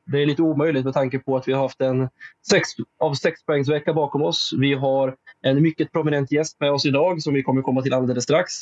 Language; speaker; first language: Swedish; native; Swedish